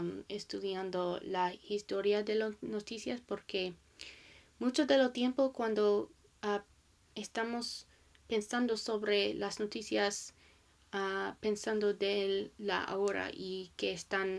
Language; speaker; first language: Spanish; non-native, learner; English